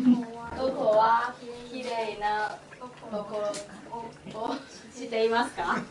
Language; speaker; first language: Japanese; non-native, learner; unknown